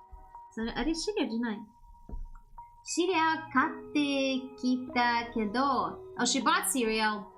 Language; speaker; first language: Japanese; non-native, learner; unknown